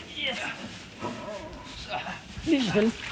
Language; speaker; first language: Danish; native; Danish